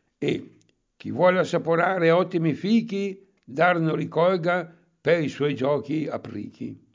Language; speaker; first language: Italian; native; Italian